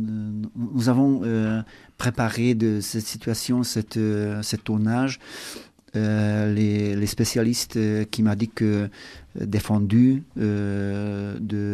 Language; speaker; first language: French; non-native, learner; Hungarian